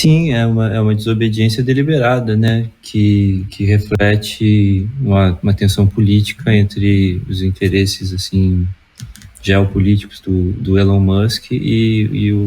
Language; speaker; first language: Portuguese; native; Portuguese